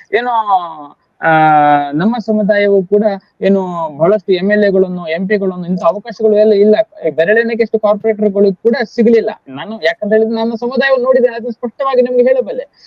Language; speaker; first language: Kannada; non-native, local second language; Konkani